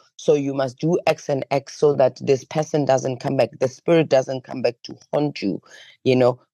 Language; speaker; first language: English; non-native, local second language; Zulu